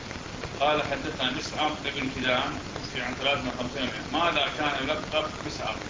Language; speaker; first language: Arabic; native; Arabic